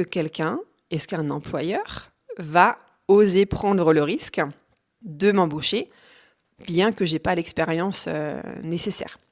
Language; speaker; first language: French; native; French